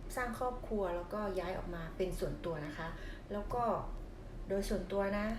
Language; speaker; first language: Thai; non-native, local second language; Northeastern Thai